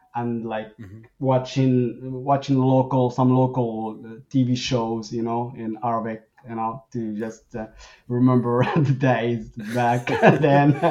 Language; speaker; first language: English; non-native, fluent; Arabic